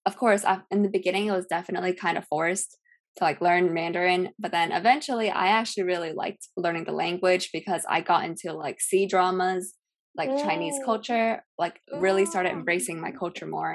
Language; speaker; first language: English; early bilingual, other home language; Cantonese